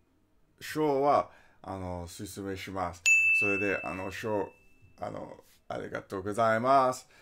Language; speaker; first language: Japanese; non-native, learner; English